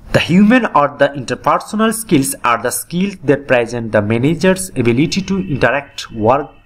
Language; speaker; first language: English; non-native, local second language; Bangla